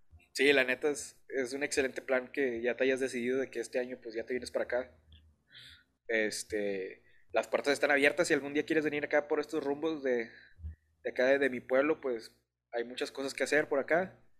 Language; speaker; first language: Spanish; native; Spanish